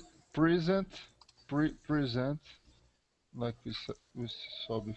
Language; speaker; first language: English; non-native, learner; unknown